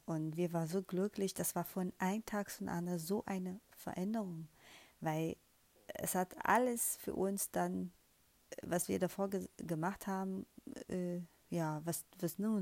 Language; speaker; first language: German; non-native, fluent; Portuguese